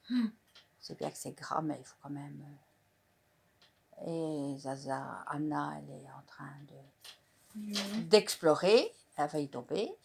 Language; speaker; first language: French; native; French